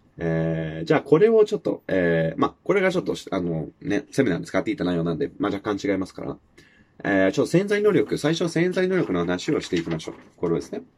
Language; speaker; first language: Japanese; non-native, fluent; English